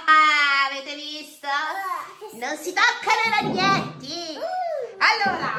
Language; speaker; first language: Italian; native; Italian